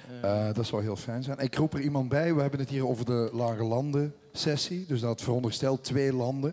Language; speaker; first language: Dutch; native; Dutch